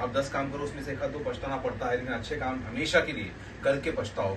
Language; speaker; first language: Hindi; non-native, local second language; Marathi